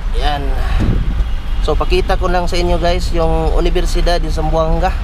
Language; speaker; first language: Filipino; native; Filipino